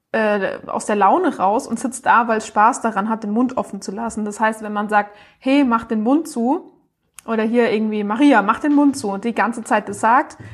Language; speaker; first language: German; native; German